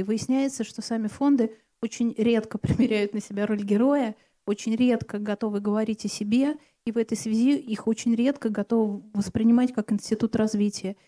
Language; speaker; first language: Russian; native; Russian